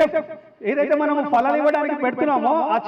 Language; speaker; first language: Telugu; native; Telugu